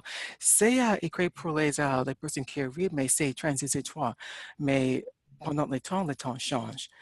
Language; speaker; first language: French; non-native, learner; English